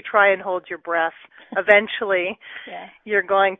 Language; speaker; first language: English; native; English